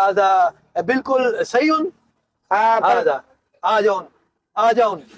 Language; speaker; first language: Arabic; non-native, learner; Punjabi